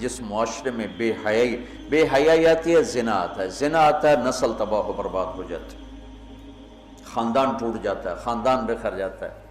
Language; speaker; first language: Urdu; non-native, local second language; Punjabi